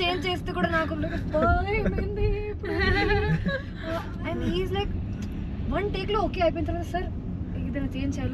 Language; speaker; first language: Telugu; non-native, fluent; Hindi